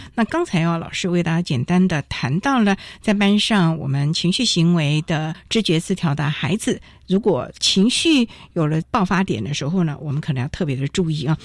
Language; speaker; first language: Chinese; native; Chinese